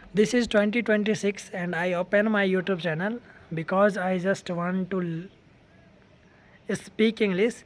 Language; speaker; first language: English; non-native, learner; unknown